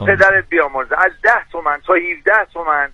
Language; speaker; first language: Persian; native; Persian